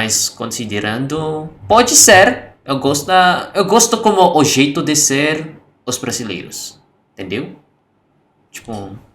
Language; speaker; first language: Portuguese; non-native, learner; Indonesian